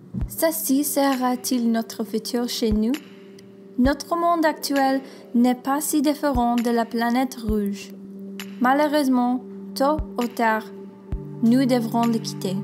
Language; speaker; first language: French; non-native, learner; English